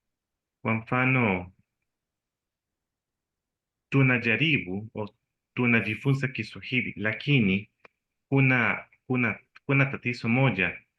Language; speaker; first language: Swahili; non-native, learner; Spanish